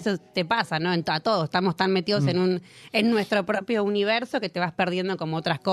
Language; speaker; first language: Spanish; native; Spanish